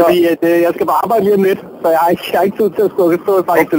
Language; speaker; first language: Danish; native; Danish